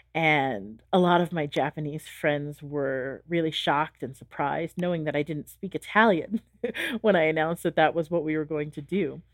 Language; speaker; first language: English; native; English